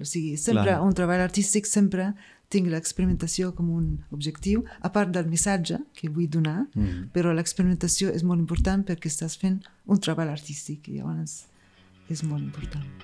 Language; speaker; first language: Catalan; non-native, fluent; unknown